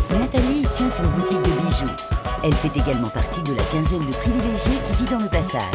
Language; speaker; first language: French; native; French